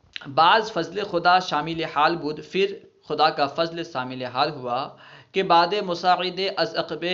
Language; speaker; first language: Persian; non-native, fluent; Urdu